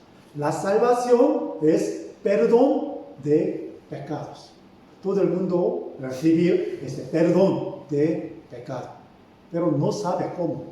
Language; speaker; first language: Spanish; non-native, fluent; Korean